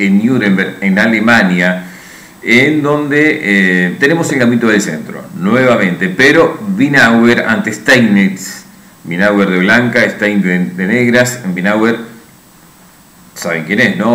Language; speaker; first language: Spanish; native; Spanish